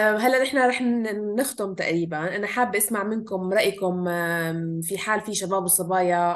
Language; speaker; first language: Arabic; native; Arabic